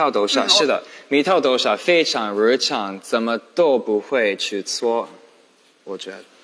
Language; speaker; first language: Chinese; non-native, learner; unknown